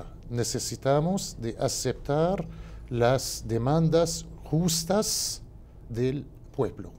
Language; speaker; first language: Spanish; non-native, learner; Arabic